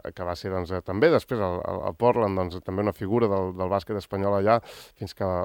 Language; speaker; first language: Catalan; native; Catalan